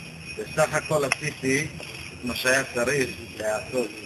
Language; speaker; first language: Hebrew; early bilingual, other home language; Romanian